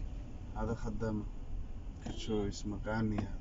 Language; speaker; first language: Arabic; non-native, learner; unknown